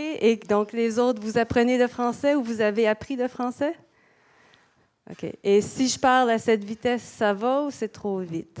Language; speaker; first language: French; native; French